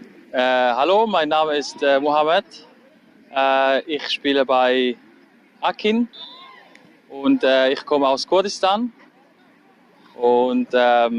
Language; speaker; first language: German; non-native, fluent; Kurdish